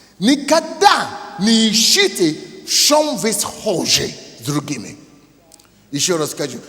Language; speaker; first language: Russian; non-native, fluent; Yoruba